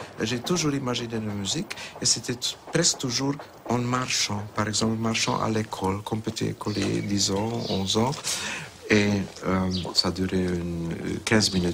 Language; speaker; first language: French; non-native, fluent; Hungarian